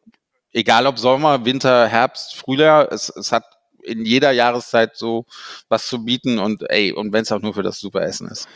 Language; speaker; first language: German; native; German